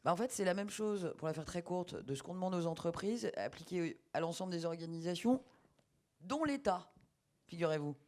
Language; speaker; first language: French; native; French